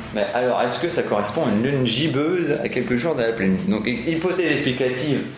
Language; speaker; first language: French; native; French